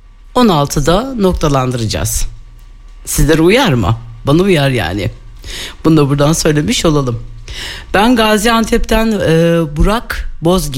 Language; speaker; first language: Turkish; native; Turkish